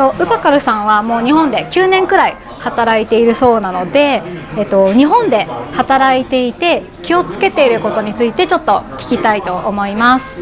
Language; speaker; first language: Japanese; native; Japanese